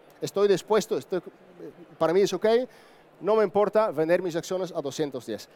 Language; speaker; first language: Spanish; non-native, fluent; Dutch